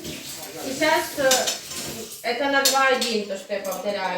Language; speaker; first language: Russian; native; Russian